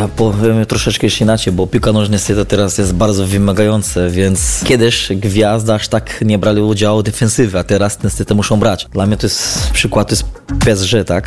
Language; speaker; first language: Polish; non-native, fluent; Portuguese